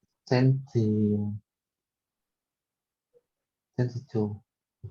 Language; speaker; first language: English; non-native, learner; Vietnamese